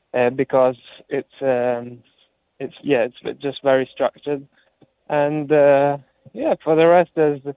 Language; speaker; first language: English; early bilingual, heritage; English